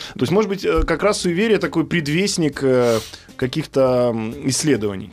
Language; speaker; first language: Russian; native; Russian